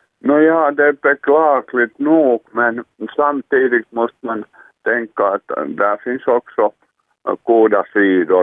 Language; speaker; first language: Swedish; non-native, local second language; Finnish